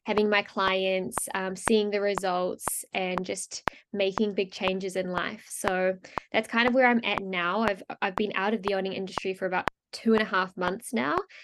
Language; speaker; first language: English; native; English